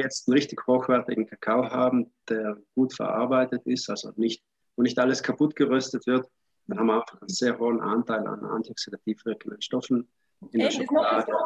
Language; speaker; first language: German; native; German